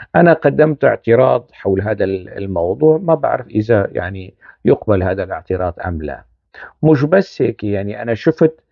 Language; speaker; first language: Arabic; non-native, local second language; Kurdish